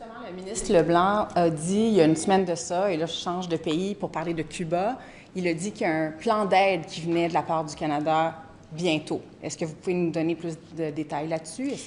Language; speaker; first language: French; native; French